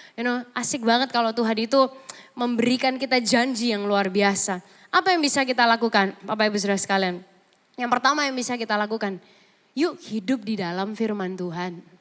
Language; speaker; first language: Indonesian; native; Indonesian